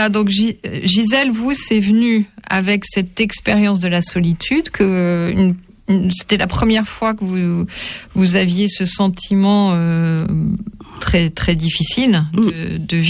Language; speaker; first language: French; native; French